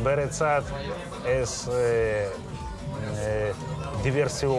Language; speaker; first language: Basque; non-native, learner; Russian